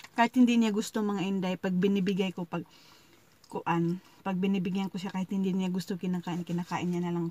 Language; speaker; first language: Filipino; native; Filipino